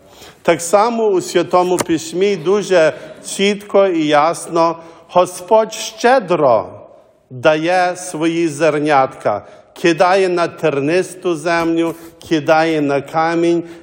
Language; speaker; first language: Ukrainian; early bilingual, heritage; Ukrainian